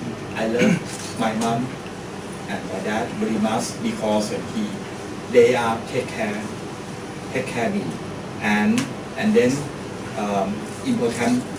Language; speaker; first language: English; non-native, learner; Thai